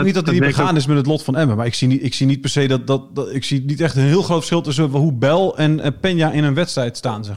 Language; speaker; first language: Dutch; native; Dutch